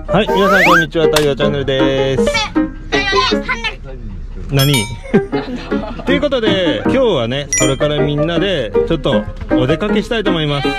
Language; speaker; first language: Japanese; native; Japanese